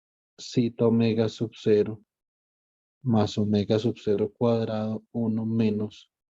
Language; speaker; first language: Spanish; native; Spanish